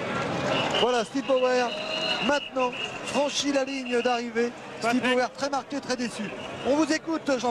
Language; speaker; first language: French; native; French